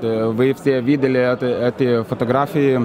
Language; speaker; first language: Russian; non-native, fluent; Lithuanian